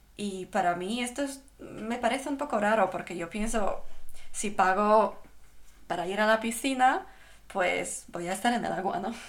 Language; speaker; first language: Spanish; non-native, fluent; Polish